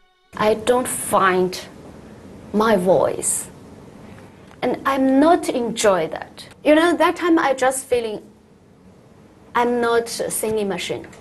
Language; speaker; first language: English; non-native, learner; Chinese